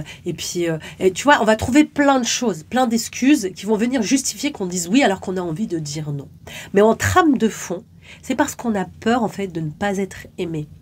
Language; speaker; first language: French; native; French